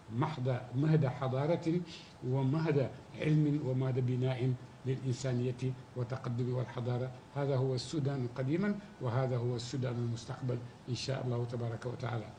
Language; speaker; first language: Arabic; non-native, fluent; Wolof